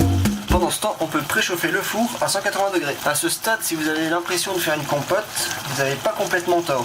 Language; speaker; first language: French; native; French